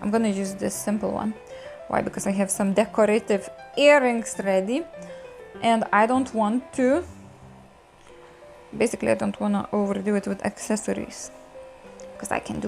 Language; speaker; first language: English; non-native, fluent; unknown